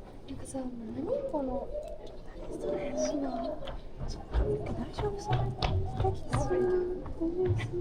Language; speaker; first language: Japanese; native; Japanese